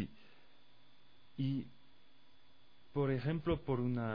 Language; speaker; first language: Spanish; non-native, fluent; French